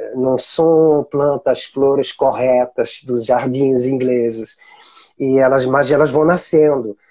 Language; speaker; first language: Portuguese; non-native, fluent; French